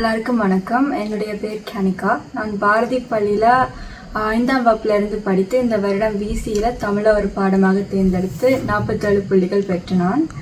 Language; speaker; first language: Tamil; early bilingual, heritage; Tamil